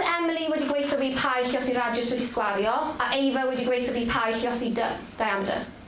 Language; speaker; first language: Welsh; native; Welsh